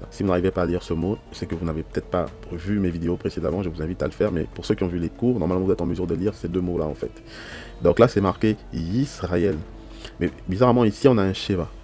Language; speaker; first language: French; native; French